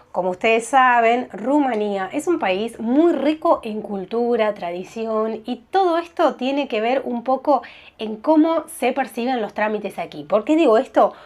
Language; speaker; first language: Spanish; native; Spanish